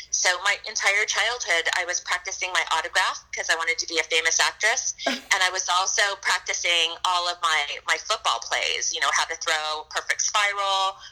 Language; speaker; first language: English; native; English